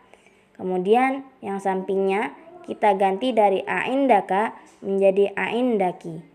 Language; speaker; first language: Indonesian; native; Indonesian